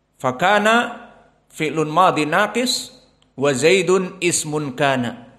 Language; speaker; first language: Arabic; non-native, fluent; Indonesian